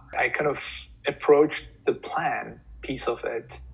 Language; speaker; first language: English; non-native, fluent; Turkish